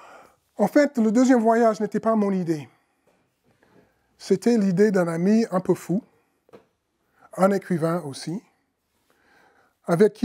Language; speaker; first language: French; non-native, fluent; English